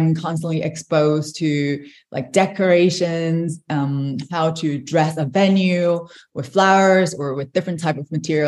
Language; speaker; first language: English; non-native, local second language; Cantonese